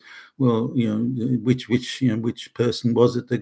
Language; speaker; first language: English; native; English